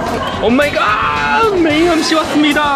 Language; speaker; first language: Korean; non-native, learner; Chinese